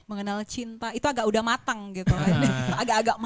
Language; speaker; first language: Indonesian; native; Indonesian